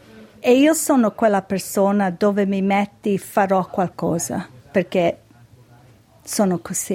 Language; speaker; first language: Italian; early bilingual, heritage; Italian